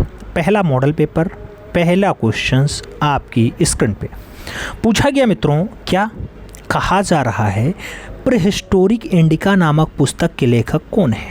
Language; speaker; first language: Hindi; native; Hindi